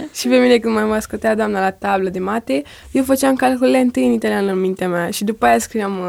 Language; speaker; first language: Romanian; early bilingual, heritage; Romanian